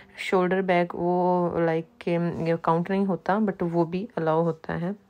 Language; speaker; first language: Urdu; non-native, local second language; Punjabi